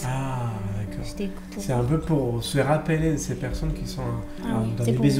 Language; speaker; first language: French; non-native, fluent; Spanish